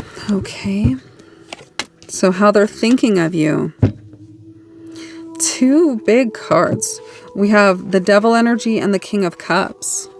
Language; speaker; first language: English; native; English